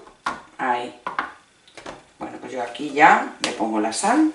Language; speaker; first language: Spanish; native; Spanish